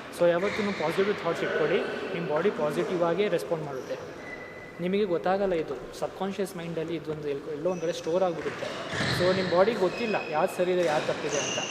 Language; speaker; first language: Kannada; non-native, local second language; Hindi